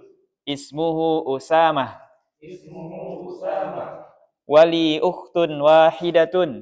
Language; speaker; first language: Arabic; non-native, learner; Indonesian